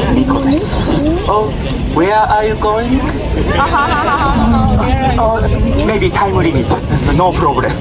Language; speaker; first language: English; non-native, learner; Japanese